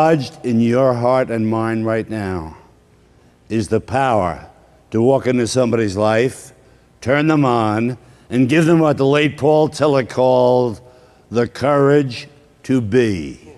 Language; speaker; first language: English; native; English